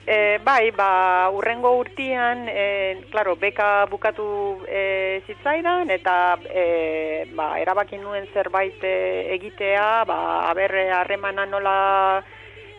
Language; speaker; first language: Basque; non-native, fluent; Romanian